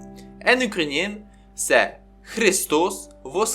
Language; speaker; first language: French; non-native, learner; Ukrainian